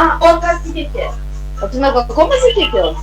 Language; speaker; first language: Russian; native; Russian